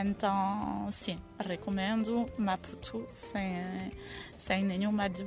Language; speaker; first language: Portuguese; non-native, fluent; French